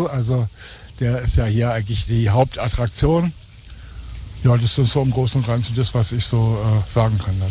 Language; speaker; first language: German; native; German